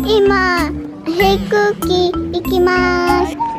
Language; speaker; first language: Japanese; early bilingual, other home language; Filipino